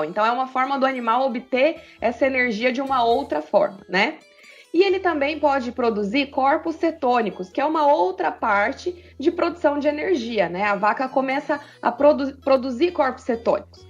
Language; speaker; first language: Portuguese; native; Portuguese